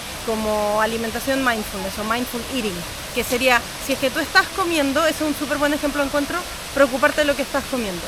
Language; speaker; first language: Spanish; native; Spanish